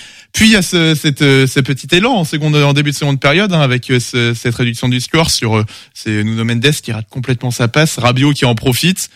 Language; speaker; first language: French; native; French